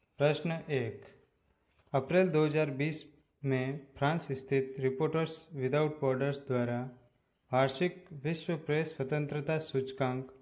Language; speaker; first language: Hindi; native; Hindi